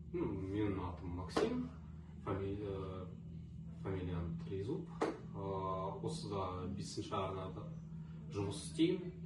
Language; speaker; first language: Kazakh; non-native, local second language; Russian